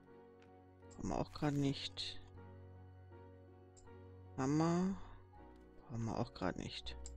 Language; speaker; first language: German; native; German